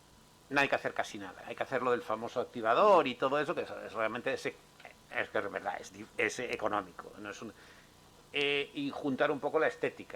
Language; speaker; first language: Spanish; native; Spanish